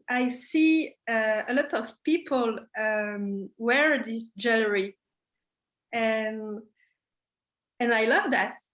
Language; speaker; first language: English; non-native, learner; French